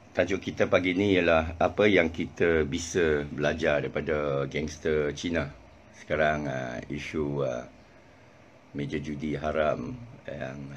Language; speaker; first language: Malay; non-native, local second language; Chinese